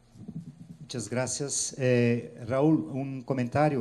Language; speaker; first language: Spanish; non-native, fluent; Portuguese